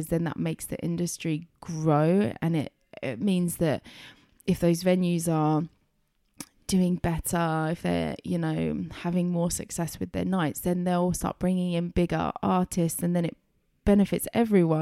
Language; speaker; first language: English; native; English